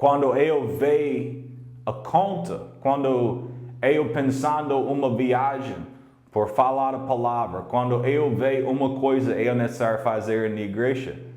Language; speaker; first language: Portuguese; non-native, learner; English